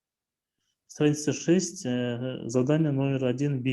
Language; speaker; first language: Russian; non-native, local second language; Kyrgyz